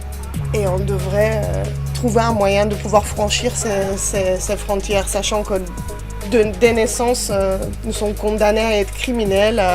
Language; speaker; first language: French; non-native, fluent; Persian